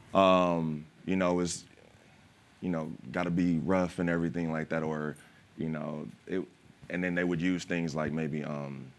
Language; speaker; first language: English; native; English